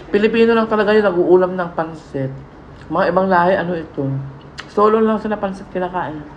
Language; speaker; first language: Filipino; non-native, local second language; Iloko